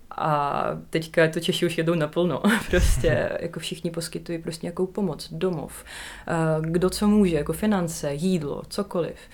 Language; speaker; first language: Czech; non-native, fluent; Russian